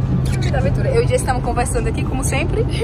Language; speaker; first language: Portuguese; native; Portuguese